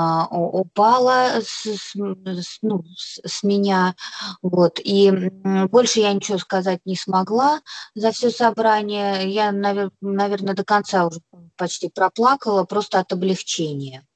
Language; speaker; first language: Russian; native; Russian